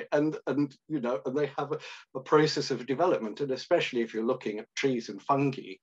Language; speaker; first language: English; native; English